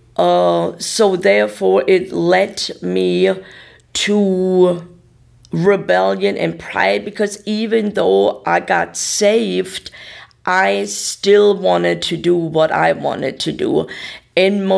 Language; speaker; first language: English; non-native, fluent; German